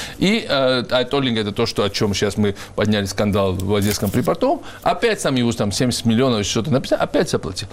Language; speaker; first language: Russian; non-native, local second language; Georgian